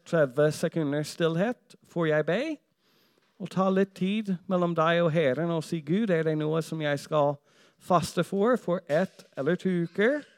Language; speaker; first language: Norwegian; non-native, fluent; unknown